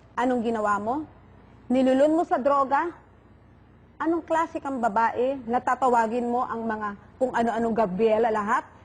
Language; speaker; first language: Filipino; native; Filipino